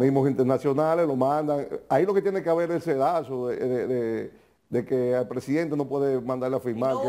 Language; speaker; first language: Spanish; native; Spanish